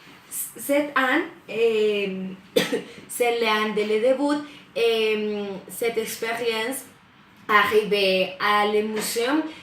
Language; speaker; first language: French; non-native, learner; Spanish